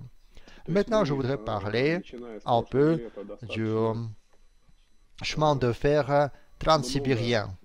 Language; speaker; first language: French; non-native, fluent; Russian